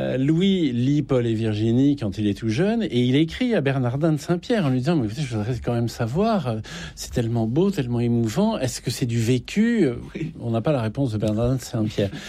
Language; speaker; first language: French; native; French